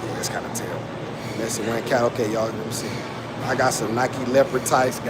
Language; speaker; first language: English; native; English